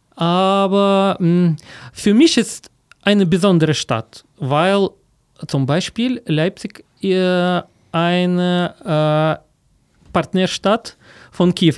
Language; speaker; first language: German; non-native, fluent; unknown